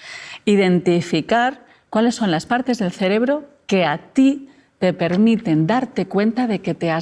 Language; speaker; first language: Spanish; native; Spanish